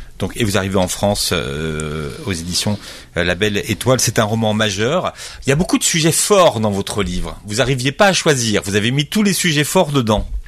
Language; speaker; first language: French; native; French